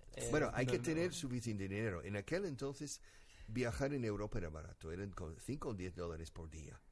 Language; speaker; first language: Spanish; non-native, fluent; English